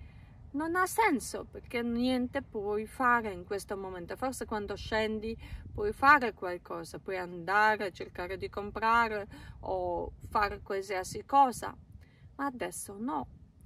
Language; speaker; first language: Italian; non-native, fluent; Polish